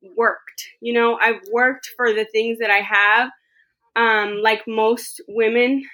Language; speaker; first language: English; native; English